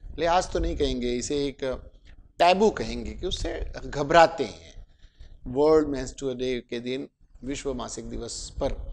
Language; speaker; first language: Hindi; native; Hindi